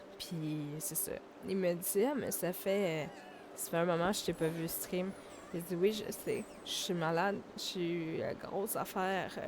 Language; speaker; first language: French; native; French